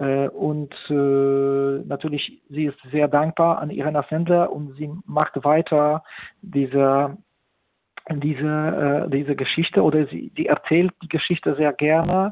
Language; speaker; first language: German; non-native, fluent; Polish